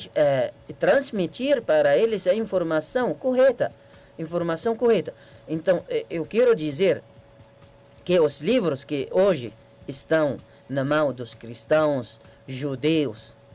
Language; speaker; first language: Portuguese; non-native, learner; Arabic